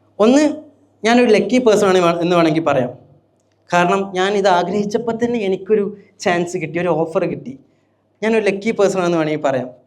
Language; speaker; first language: Malayalam; native; Malayalam